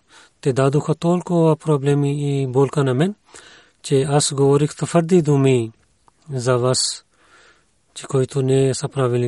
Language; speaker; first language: Bulgarian; non-native, learner; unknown